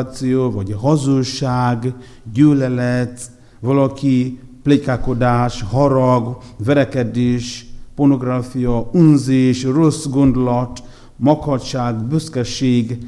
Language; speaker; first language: Hungarian; non-native, fluent; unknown